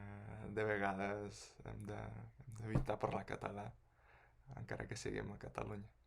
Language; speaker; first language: Catalan; non-native, fluent; Spanish